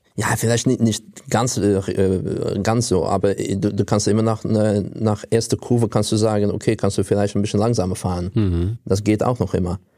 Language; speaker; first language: German; non-native, fluent; Russian